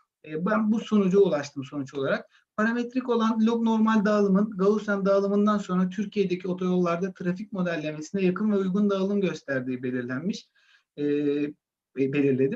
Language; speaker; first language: Turkish; native; Turkish